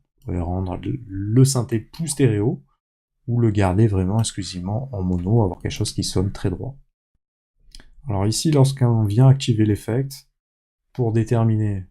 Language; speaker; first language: French; native; French